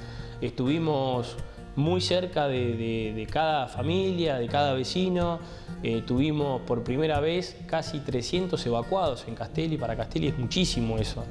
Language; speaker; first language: Spanish; native; Spanish